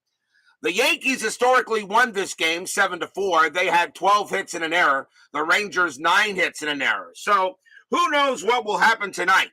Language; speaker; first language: English; native; English